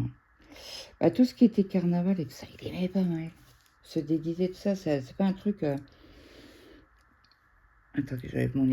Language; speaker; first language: French; native; French